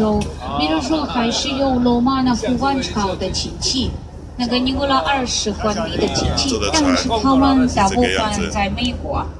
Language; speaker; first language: Chinese; non-native, fluent; Russian